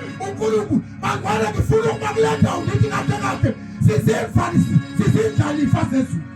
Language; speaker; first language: Zulu; non-native, local second language; Xhosa